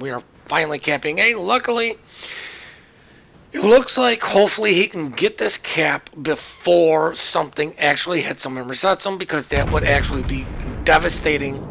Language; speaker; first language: English; native; English